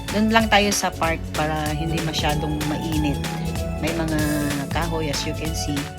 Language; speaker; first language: Filipino; non-native, local second language; Iloko